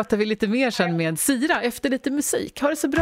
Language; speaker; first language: Swedish; native; Swedish